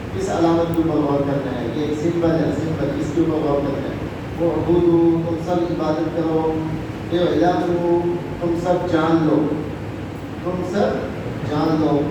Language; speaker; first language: Urdu; native; Urdu